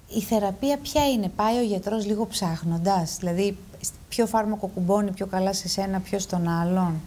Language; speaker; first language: Greek; native; Greek